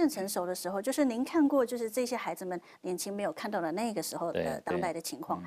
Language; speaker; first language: Chinese; native; Chinese